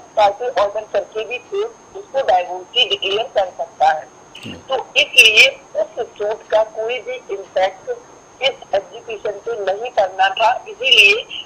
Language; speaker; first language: Hindi; native; Hindi